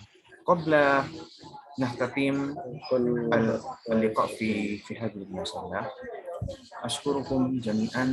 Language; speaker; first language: Arabic; non-native, learner; Indonesian